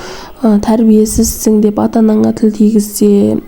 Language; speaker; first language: Kazakh; native; Kazakh